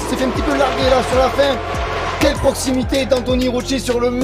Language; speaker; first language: French; native; French